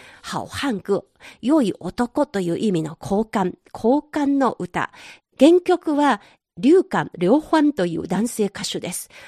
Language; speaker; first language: Japanese; non-native, fluent; Chinese